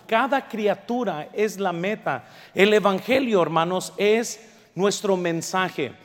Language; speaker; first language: Spanish; early bilingual, heritage; Spanish